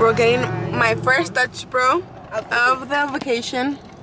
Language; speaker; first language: English; early bilingual, other home language; Spanish